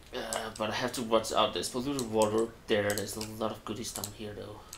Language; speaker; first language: English; non-native, fluent; Danish